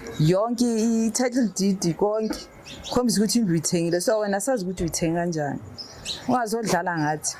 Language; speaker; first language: Zulu; native; Zulu